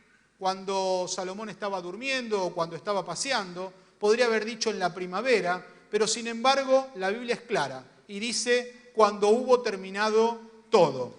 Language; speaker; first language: Spanish; native; Spanish